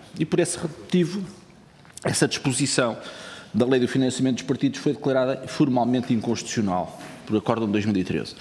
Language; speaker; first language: Portuguese; native; Portuguese